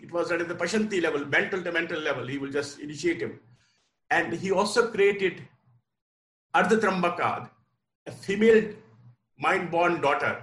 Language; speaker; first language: English; non-native, local second language; Kashmiri